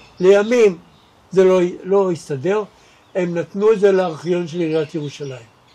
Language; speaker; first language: Hebrew; native; Hebrew